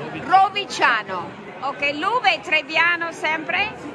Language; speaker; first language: Italian; non-native, fluent; English